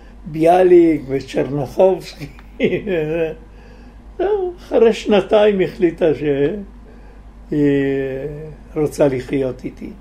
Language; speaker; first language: Hebrew; non-native, fluent; Italian